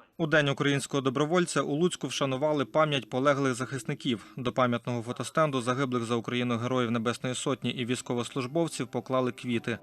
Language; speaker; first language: Ukrainian; native; Ukrainian